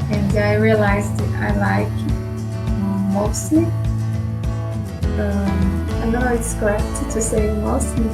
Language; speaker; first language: English; non-native, learner; Portuguese